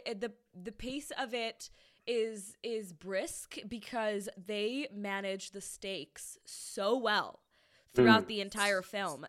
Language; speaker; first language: English; non-native, local second language; Hindi